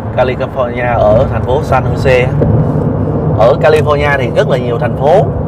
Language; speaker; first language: Vietnamese; native; Vietnamese